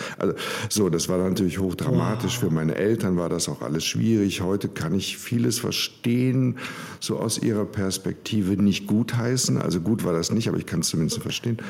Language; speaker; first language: German; native; German